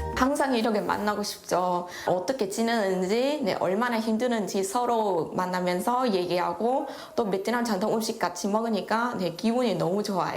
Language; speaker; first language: Korean; non-native, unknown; Vietnamese